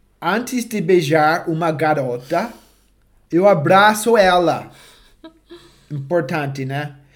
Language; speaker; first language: Portuguese; non-native, fluent; English